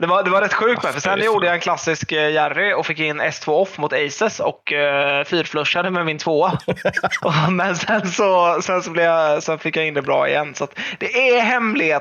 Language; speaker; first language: Swedish; native; Swedish